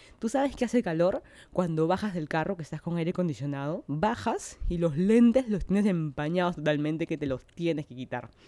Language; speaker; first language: Spanish; native; Spanish